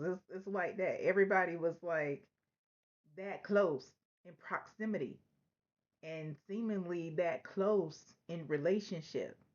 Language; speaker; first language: English; native; English